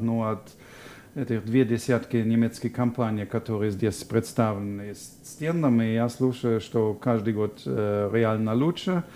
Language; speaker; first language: Russian; non-native, fluent; German